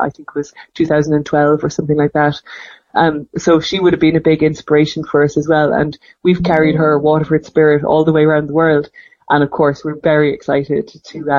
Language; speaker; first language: English; native; English